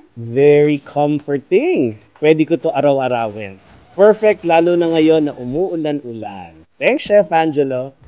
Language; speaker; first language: Filipino; native; Filipino